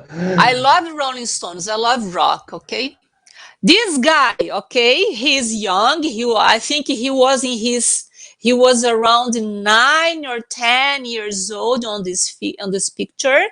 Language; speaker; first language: English; non-native, fluent; Portuguese